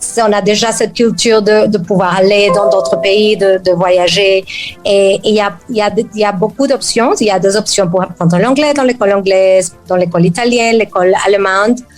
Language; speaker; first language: French; non-native, fluent; Spanish